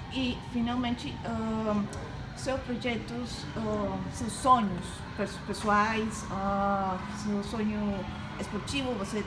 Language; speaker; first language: Portuguese; non-native, learner; Spanish